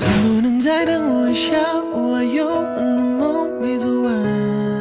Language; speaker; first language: Chinese; native; Chinese